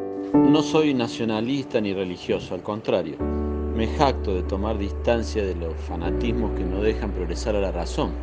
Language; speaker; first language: Spanish; native; Spanish